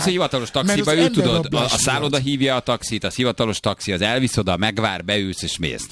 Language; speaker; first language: Hungarian; native; Hungarian